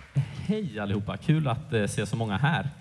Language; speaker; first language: Swedish; native; Swedish